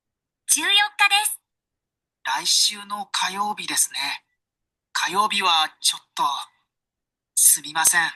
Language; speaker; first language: Japanese; non-native, learner; Sinhala